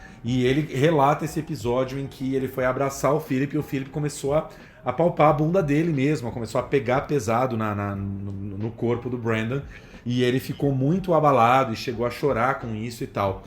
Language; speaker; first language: Portuguese; native; Portuguese